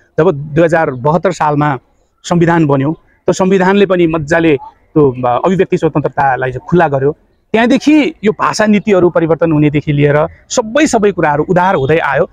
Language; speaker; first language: Nepali; non-native, local second language; Newari